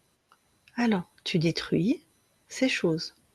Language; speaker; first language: French; native; French